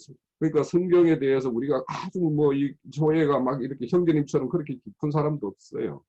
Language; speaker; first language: Korean; native; Korean